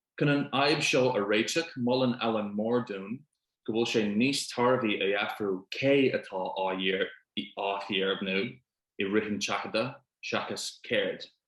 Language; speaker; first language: Irish; non-native, local second language; English